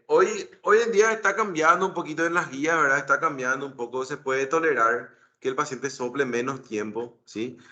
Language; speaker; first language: Spanish; native; Spanish